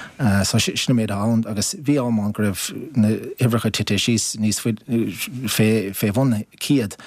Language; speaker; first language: Irish; native; Irish